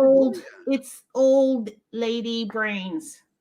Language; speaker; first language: English; native; English